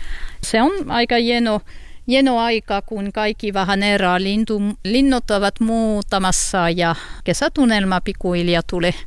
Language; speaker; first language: Finnish; non-native, learner; French